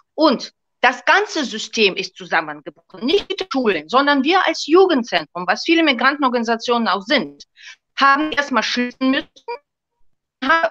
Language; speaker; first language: German; non-native, fluent; Russian